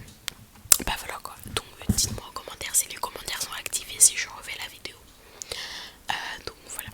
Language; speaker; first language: French; native; French